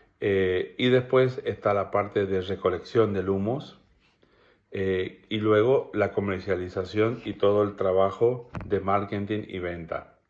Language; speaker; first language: Spanish; native; Spanish